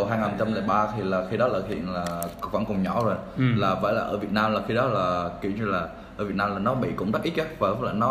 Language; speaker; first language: Vietnamese; native; Vietnamese